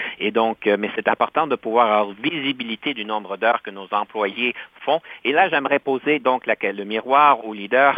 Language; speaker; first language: French; native; French